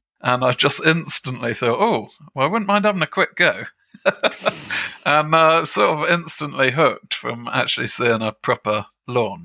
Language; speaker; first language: English; native; English